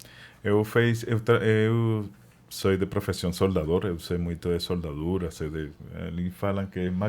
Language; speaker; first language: Portuguese; non-native, learner; Spanish